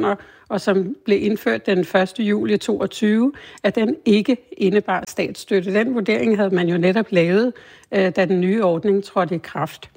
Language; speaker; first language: Danish; native; Danish